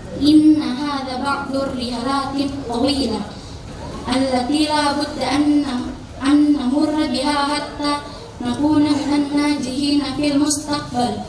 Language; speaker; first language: Arabic; non-native, learner; Indonesian